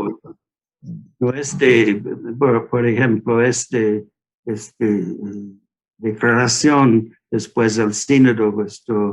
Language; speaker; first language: Spanish; non-native, learner; English